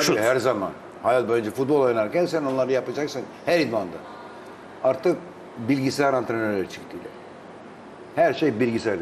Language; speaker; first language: Turkish; non-native, fluent; Albanian